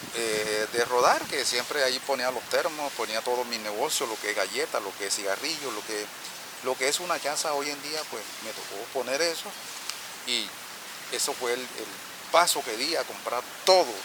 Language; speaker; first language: Spanish; native; Spanish